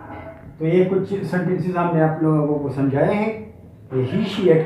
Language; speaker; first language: Urdu; native; Urdu